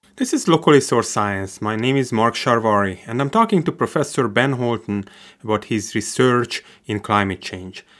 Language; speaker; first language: English; non-native, fluent; Hungarian